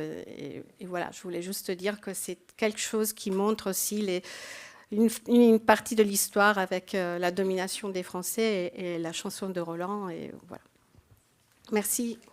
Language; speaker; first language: French; non-native, fluent; Italian